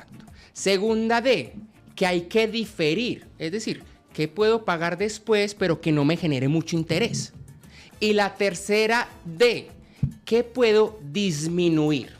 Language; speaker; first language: Spanish; native; Spanish